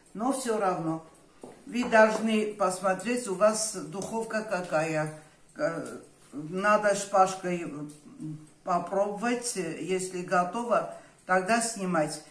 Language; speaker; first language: Russian; non-native, fluent; Armenian